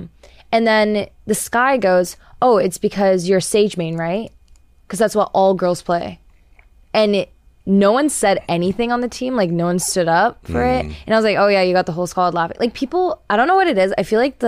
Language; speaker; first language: English; non-native, fluent; Japanese